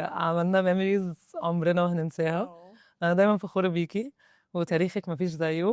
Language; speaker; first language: Arabic; native; Arabic